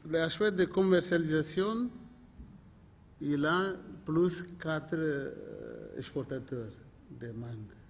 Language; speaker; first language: French; non-native, learner; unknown